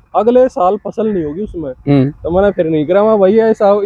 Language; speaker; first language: Hindi; native; Hindi